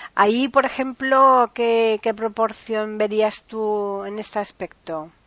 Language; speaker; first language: Spanish; native; Spanish